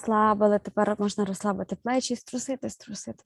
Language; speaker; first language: Ukrainian; native; Ukrainian